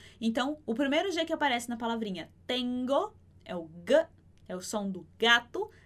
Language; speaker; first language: Portuguese; native; Portuguese